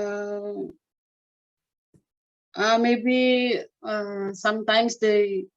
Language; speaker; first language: English; non-native, learner; Indonesian